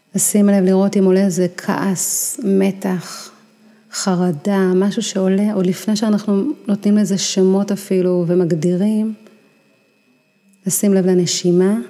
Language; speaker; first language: Hebrew; native; Hebrew